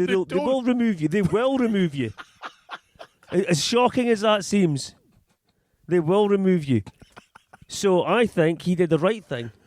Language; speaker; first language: English; native; English